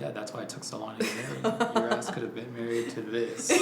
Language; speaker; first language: English; native; English